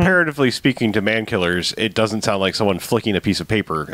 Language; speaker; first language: English; native; English